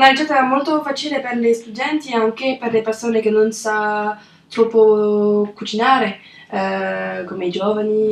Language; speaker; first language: Italian; non-native, learner; French